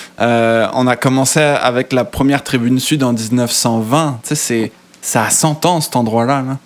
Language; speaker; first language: French; native; French